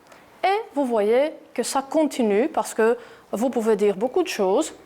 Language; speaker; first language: French; non-native, fluent; Greek